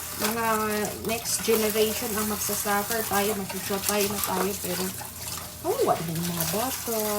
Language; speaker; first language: Filipino; non-native, local second language; Cebuano